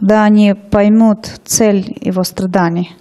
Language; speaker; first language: Russian; native; Russian